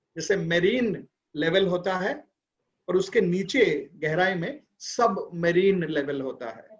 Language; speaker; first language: Hindi; non-native, local second language; Bangla